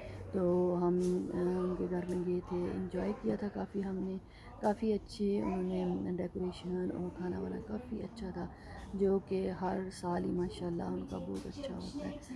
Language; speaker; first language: Urdu; native; Urdu